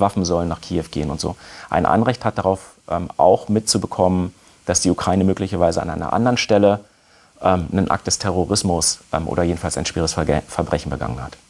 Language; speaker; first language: German; native; German